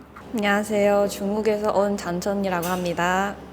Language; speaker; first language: Korean; non-native, fluent; Chinese